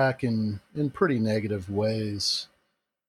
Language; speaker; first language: English; native; English